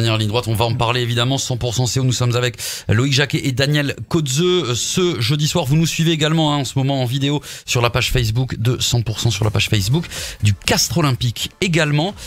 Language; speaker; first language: French; native; French